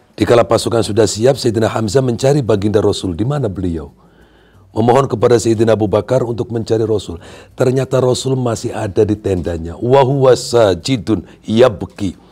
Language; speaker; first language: Indonesian; non-native, local second language; Sundanese